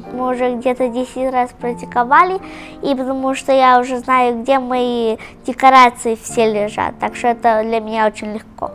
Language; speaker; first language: Russian; early bilingual, heritage; Russian